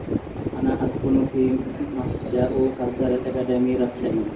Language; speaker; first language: Arabic; non-native, learner; Bangla